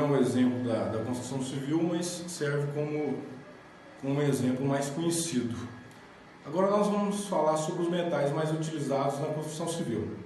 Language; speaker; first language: Portuguese; native; Portuguese